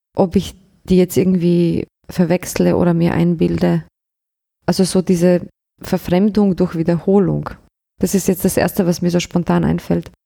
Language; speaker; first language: German; early bilingual, other home language; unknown